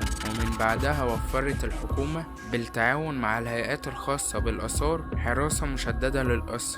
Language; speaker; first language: Arabic; native; Arabic